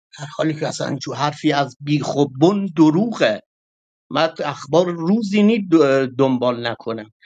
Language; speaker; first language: Persian; non-native, local second language; Kurdish